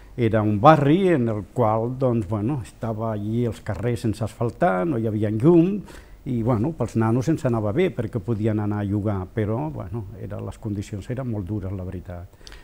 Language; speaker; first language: Catalan; non-native, local second language; Spanish